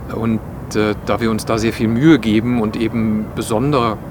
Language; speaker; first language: German; native; German